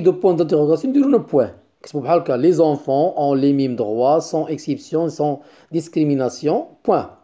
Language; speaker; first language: French; non-native, local second language; Arabic